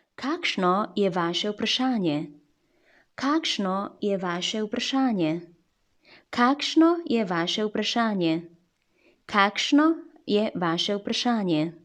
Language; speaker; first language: Slovenian; non-native, fluent; Chinese